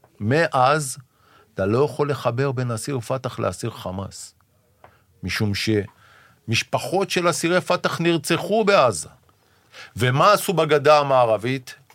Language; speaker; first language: Hebrew; native; Hebrew